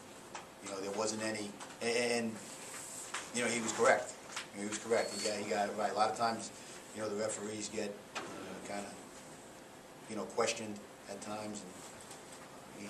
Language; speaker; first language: English; native; English